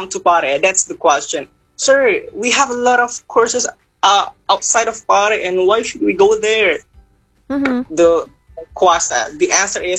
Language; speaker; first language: English; non-native, fluent; Indonesian